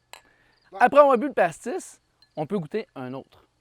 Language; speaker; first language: French; native; French